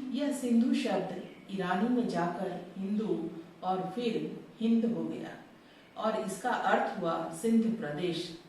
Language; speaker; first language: Hindi; native; Hindi